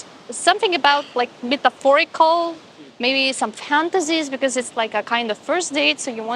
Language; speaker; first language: English; non-native, fluent; Russian